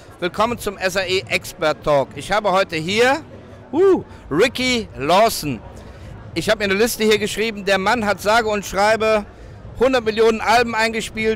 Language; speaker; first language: German; native; German